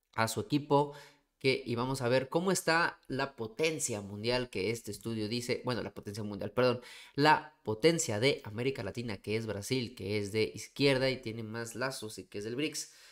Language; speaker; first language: Spanish; native; Spanish